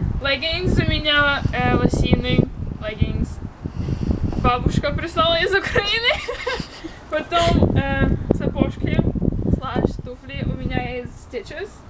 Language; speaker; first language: Russian; early bilingual, heritage; Russian